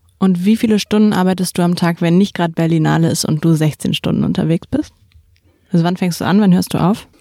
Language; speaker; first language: German; native; German